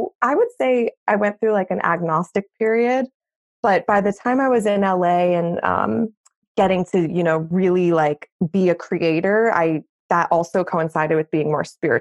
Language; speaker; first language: English; native; English